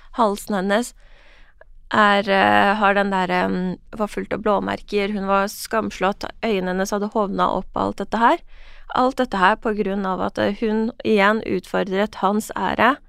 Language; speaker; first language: Norwegian; non-native, fluent; Persian